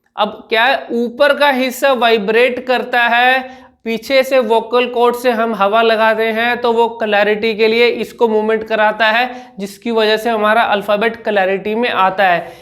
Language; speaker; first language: Hindi; native; Hindi